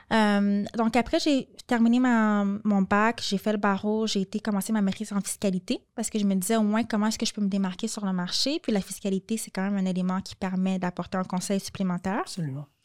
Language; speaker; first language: French; native; French